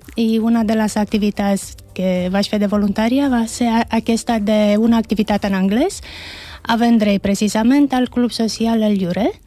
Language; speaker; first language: Catalan; non-native, fluent; Romanian